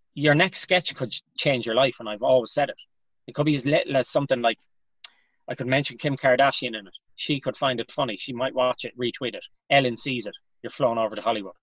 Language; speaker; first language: English; native; English